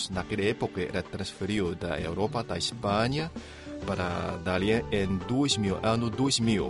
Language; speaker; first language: Portuguese; non-native, fluent; Chinese